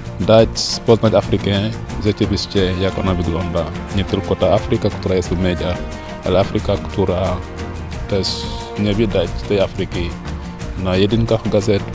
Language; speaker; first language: Polish; non-native, fluent; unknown